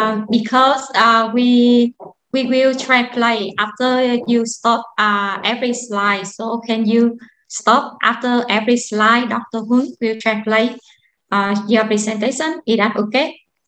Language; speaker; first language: English; non-native, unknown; Vietnamese